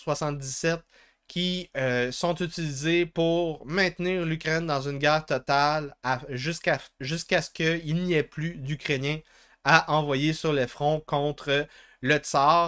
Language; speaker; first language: French; native; French